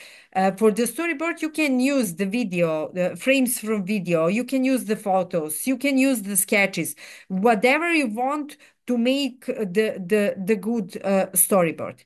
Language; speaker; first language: English; non-native, fluent; Serbian